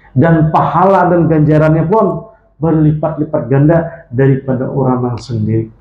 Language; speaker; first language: Indonesian; non-native, local second language; Banjar